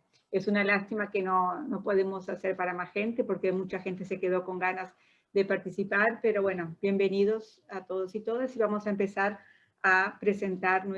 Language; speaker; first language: Spanish; non-native, fluent; Portuguese